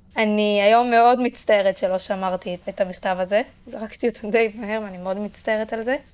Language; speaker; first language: Hebrew; native; Hebrew